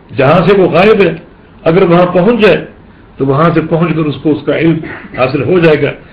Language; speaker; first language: Urdu; native; Urdu